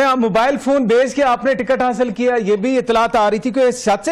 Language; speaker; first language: Urdu; native; Urdu